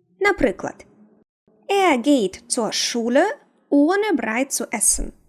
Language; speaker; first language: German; non-native, fluent; Ukrainian